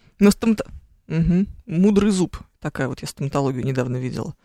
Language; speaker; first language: Russian; native; Russian